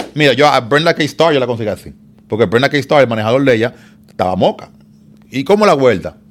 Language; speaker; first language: Spanish; native; Spanish